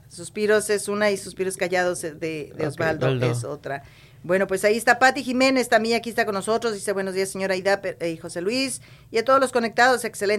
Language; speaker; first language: Spanish; native; Spanish